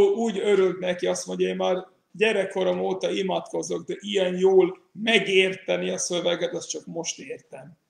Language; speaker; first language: Hungarian; non-native, fluent; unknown